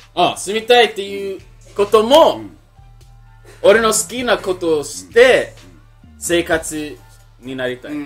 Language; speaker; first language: Japanese; non-native, fluent; English